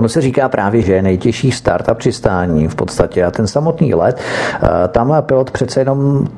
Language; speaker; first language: Czech; native; Czech